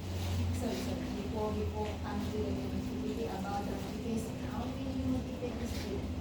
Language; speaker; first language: English; non-native, fluent; Indonesian